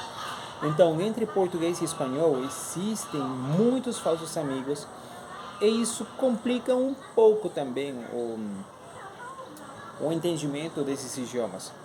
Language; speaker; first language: Portuguese; non-native, fluent; Spanish